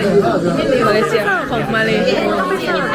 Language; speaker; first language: Chinese; non-native, learner; Thai